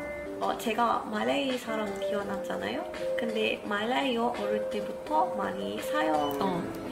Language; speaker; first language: Korean; non-native, learner; Malay